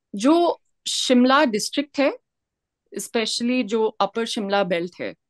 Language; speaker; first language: Hindi; native; Hindi